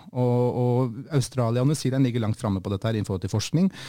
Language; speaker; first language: Norwegian; native; Norwegian